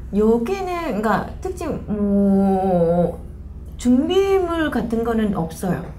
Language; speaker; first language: Korean; non-native, fluent; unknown